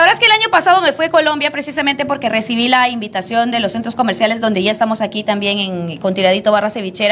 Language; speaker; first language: Spanish; native; Spanish